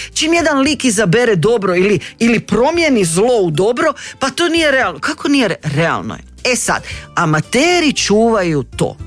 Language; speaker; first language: Croatian; native; Croatian